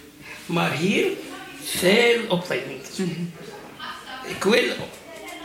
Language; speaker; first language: Dutch; non-native, learner; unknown